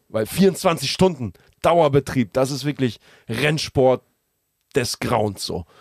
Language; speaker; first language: German; early bilingual, other home language; Russian